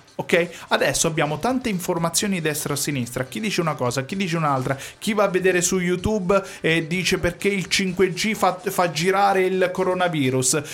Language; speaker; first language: Italian; native; Italian